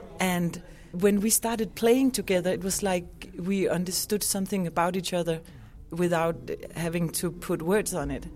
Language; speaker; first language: English; non-native, fluent; Danish